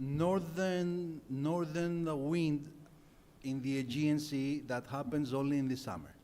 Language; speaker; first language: English; non-native, fluent; Greek